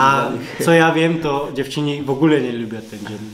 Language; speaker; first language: Polish; non-native, learner; Slovak